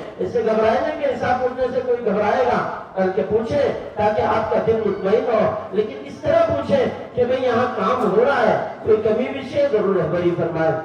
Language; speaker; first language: Urdu; native; Urdu